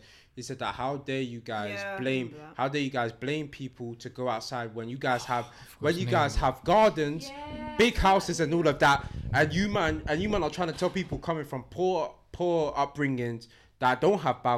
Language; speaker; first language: English; native; English